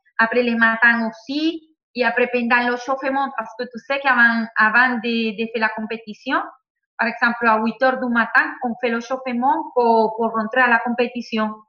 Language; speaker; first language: French; non-native, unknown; Spanish